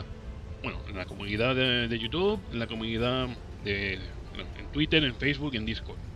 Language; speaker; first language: Spanish; native; Spanish